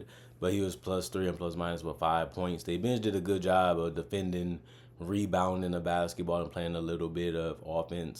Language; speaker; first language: English; native; English